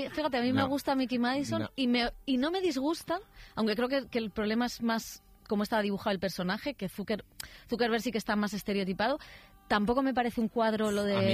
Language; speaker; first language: Spanish; native; Spanish